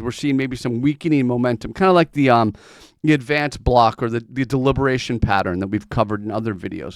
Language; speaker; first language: English; native; English